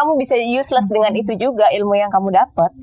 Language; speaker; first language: Indonesian; native; Indonesian